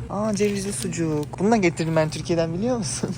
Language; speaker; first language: Turkish; native; Turkish